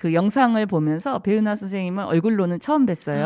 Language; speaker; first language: Korean; native; Korean